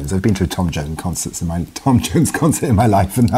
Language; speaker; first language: English; non-native, local second language; Welsh